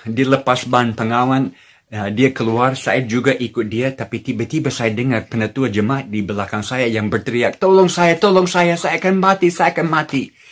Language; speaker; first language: Indonesian; non-native, fluent; English